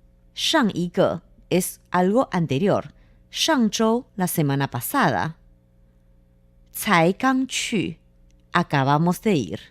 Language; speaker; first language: Spanish; non-native, fluent; Chinese